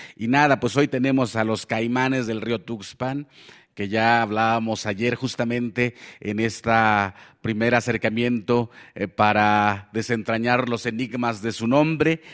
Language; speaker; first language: Spanish; non-native, local second language; Nahuatl languages